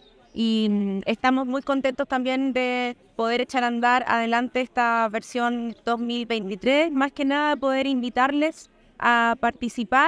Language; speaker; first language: Spanish; native; Spanish